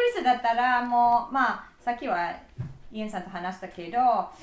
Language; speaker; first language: Japanese; non-native, learner; English